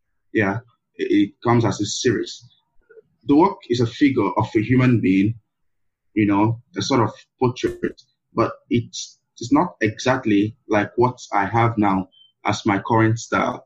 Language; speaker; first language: English; non-native, local second language; Igbo